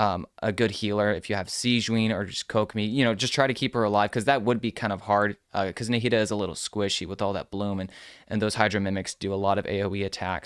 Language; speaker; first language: English; native; English